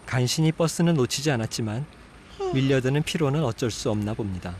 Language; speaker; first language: Korean; native; Korean